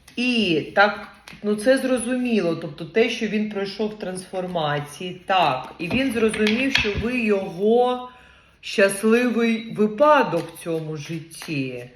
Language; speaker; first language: Ukrainian; non-native, local second language; Russian